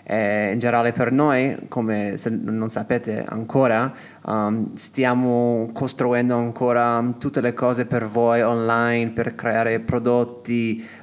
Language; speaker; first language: Italian; non-native, fluent; English